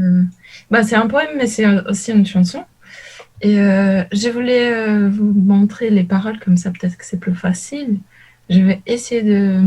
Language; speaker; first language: French; non-native, learner; Portuguese